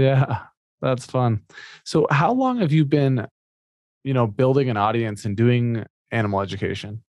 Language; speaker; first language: English; native; English